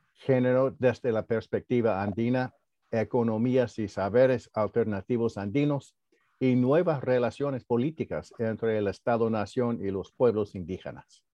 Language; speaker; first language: Spanish; early bilingual, heritage; Spanish